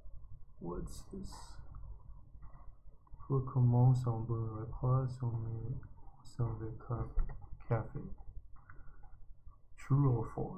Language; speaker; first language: French; non-native, learner; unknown